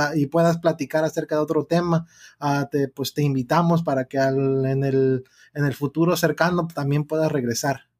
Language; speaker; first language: Spanish; early bilingual, heritage; Spanish